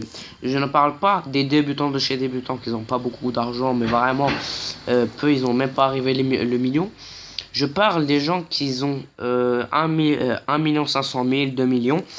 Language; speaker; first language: French; native; French